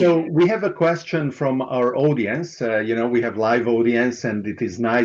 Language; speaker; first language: English; non-native, fluent; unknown